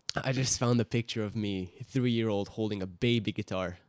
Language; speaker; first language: English; early bilingual, other home language; Hungarian